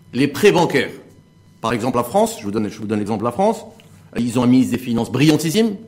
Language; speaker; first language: French; non-native, local second language; Arabic